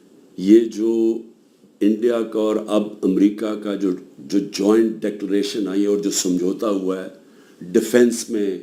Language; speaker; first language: Urdu; native; Urdu